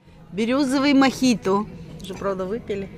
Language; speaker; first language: Russian; native; Russian